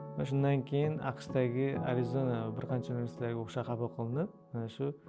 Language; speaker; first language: Uzbek; native; Uzbek